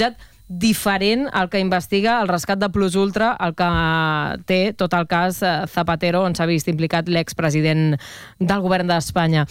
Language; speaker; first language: Catalan; native; Catalan